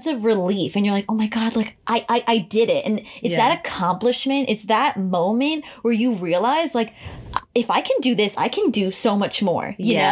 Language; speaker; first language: English; native; English